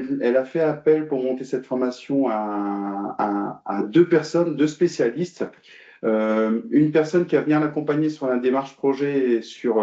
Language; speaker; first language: French; native; French